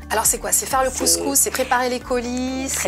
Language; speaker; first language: French; native; French